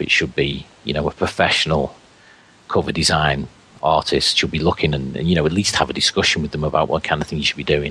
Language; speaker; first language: English; native; English